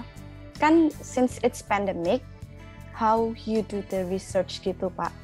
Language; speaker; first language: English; non-native, learner; Indonesian